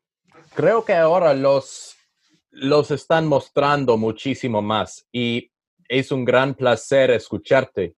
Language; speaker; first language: Spanish; non-native, learner; English